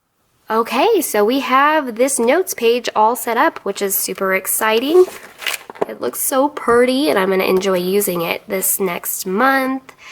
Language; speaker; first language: English; native; English